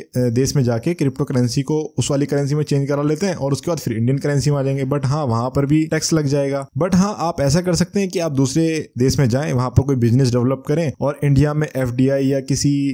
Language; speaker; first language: Hindi; native; Hindi